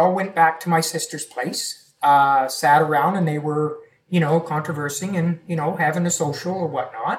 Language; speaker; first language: English; native; English